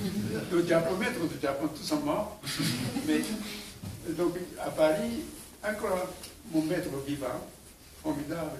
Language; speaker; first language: French; non-native, learner; Japanese